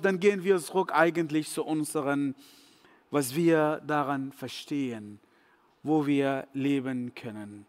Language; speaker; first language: German; non-native, fluent; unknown